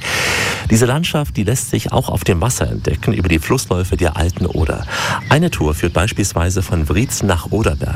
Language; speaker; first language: German; native; German